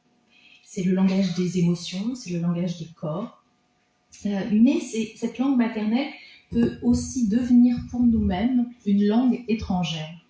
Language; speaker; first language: French; native; French